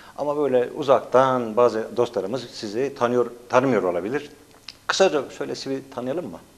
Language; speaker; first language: Turkish; native; Turkish